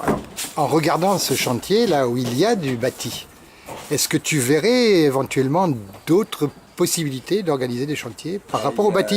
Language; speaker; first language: French; native; French